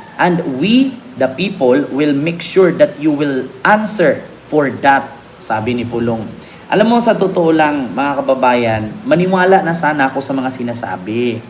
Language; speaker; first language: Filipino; non-native, local second language; Cebuano